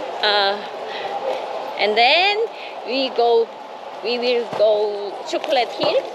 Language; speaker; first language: English; non-native, learner; Korean